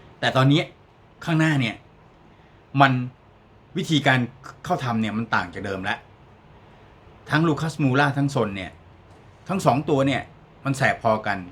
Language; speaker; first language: Thai; native; Thai